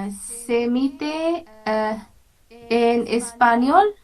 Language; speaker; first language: Spanish; non-native, learner; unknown